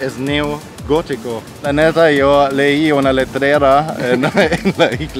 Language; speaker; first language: Spanish; non-native, learner; German